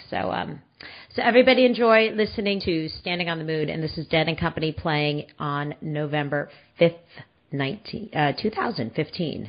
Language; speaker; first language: English; native; English